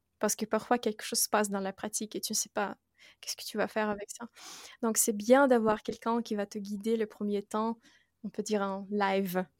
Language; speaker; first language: French; non-native, fluent; Russian